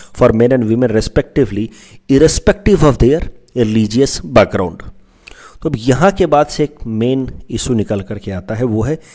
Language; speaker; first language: Hindi; non-native, local second language; Assamese